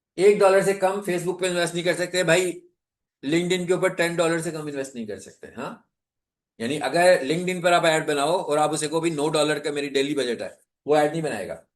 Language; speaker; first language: Urdu; non-native, local second language; Punjabi